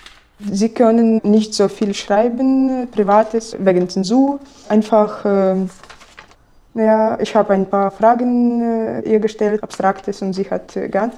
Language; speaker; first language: German; non-native, learner; Belarusian